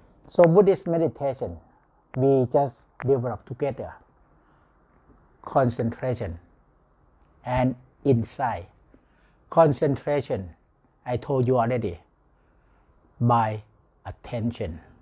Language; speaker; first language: English; non-native, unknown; Thai